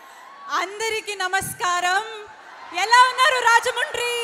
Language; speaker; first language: Telugu; non-native, learner; Kannada